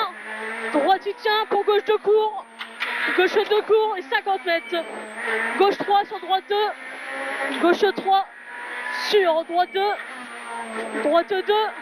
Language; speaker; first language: French; native; French